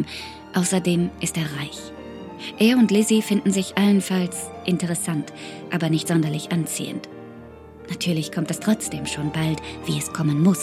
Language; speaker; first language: German; native; German